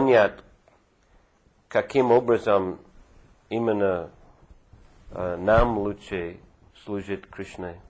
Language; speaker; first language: Russian; non-native, fluent; English